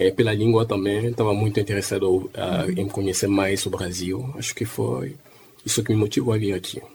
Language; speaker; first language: Portuguese; non-native, fluent; French